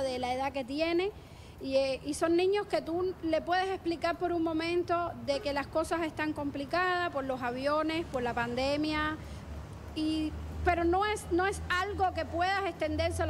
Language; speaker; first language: Spanish; native; Spanish